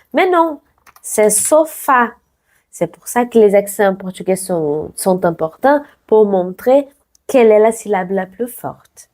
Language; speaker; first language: French; non-native, fluent; Portuguese